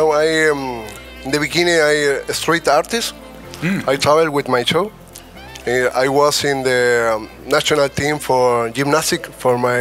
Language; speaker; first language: English; non-native, learner; Spanish